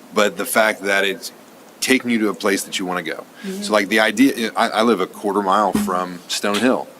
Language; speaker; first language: English; native; English